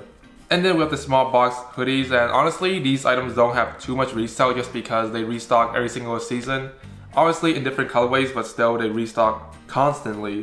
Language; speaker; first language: English; native; English